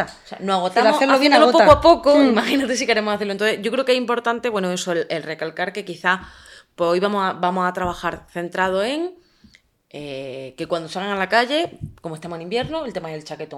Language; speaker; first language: Spanish; native; Spanish